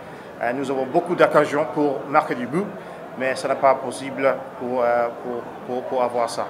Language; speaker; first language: French; non-native, learner; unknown